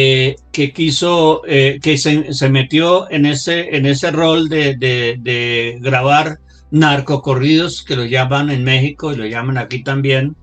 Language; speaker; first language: Spanish; native; Spanish